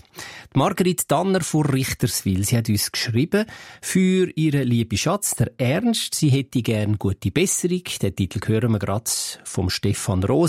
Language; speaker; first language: German; native; German